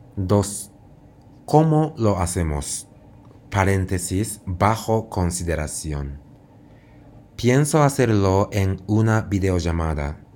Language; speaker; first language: Spanish; non-native, fluent; Japanese